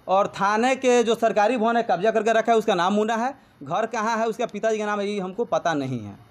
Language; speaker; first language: Hindi; native; Hindi